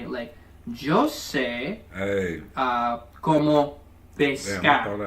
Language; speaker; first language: Spanish; early bilingual, heritage; English